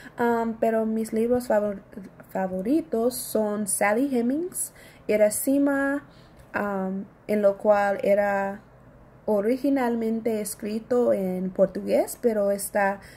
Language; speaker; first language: Spanish; non-native, learner; English